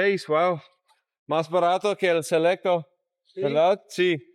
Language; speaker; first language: Spanish; non-native, fluent; English